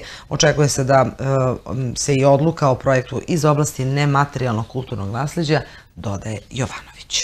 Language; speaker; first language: Serbian; native; Serbian